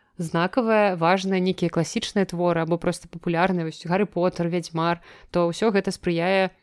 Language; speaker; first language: Belarusian; non-native, local second language; Russian